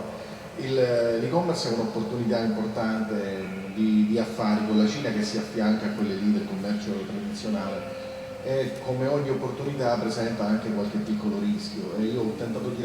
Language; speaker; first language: Italian; native; Italian